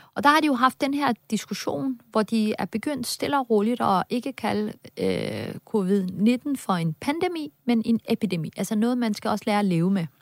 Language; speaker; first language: Danish; early bilingual, other home language; Turkish